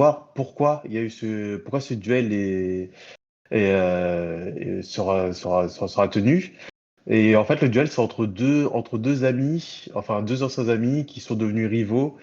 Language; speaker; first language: French; native; French